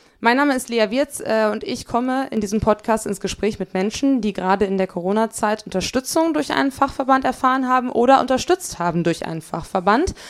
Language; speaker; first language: German; native; German